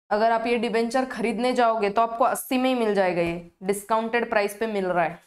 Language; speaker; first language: Hindi; native; Hindi